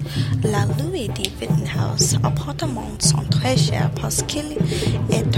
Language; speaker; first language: French; non-native, learner; English